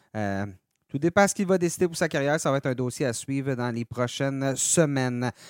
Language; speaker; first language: French; native; French